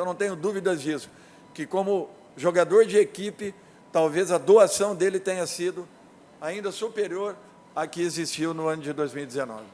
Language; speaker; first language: Portuguese; native; Portuguese